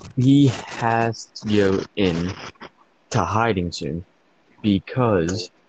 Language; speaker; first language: English; native; English